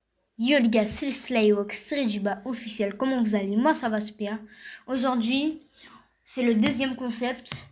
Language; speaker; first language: French; native; French